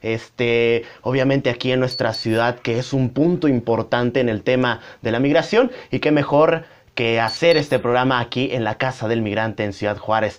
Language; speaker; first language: Spanish; native; Spanish